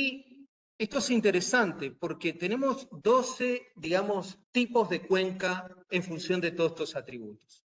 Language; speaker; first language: Spanish; native; Spanish